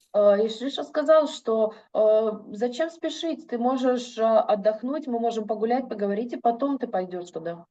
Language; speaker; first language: Russian; native; Russian